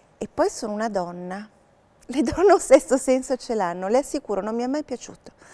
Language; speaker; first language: Italian; native; Italian